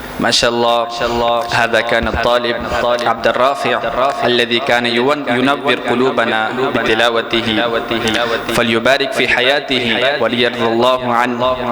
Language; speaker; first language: Arabic; non-native, learner; Urdu